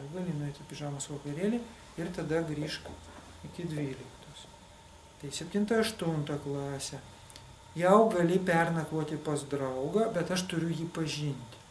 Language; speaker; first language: Lithuanian; non-native, local second language; Russian